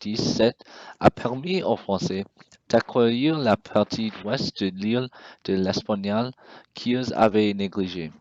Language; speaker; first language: French; non-native, learner; English